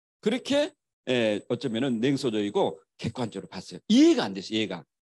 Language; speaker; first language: Korean; native; Korean